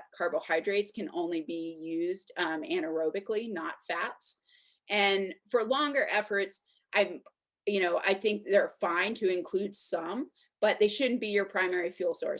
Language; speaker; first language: English; native; English